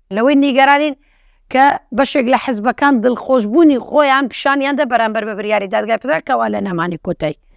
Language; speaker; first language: Central Kurdish; non-native, local second language; Turkish